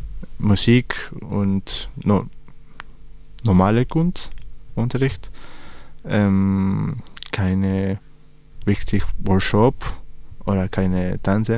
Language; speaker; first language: German; non-native, learner; Spanish